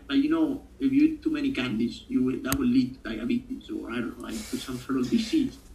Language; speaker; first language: English; non-native, fluent; Italian